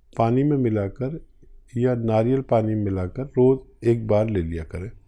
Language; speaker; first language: Hindi; native; Hindi